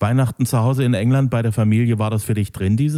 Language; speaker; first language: German; native; German